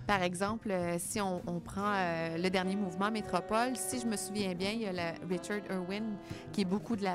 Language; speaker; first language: French; native; French